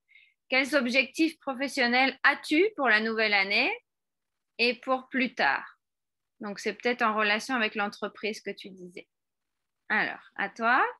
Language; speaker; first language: French; non-native, fluent; Spanish